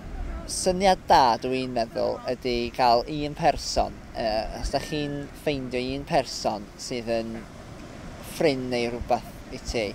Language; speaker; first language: Welsh; non-native, fluent; English